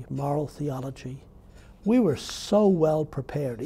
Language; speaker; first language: English; native; English